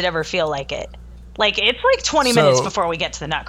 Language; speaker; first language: English; native; English